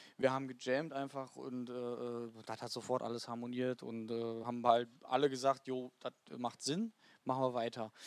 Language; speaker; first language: German; native; German